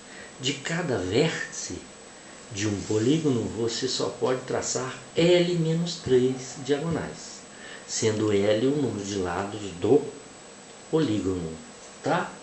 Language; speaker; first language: Portuguese; native; Portuguese